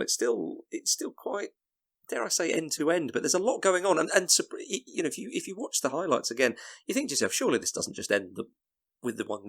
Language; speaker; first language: English; native; English